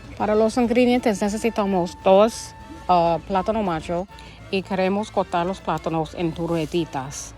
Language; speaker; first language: Spanish; early bilingual, heritage; Spanish